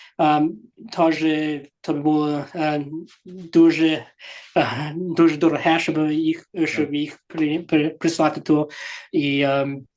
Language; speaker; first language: Ukrainian; early bilingual, heritage; English